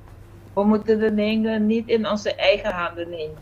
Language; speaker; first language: Dutch; non-native, fluent; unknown